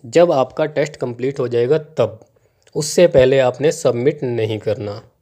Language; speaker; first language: Hindi; non-native, local second language; Punjabi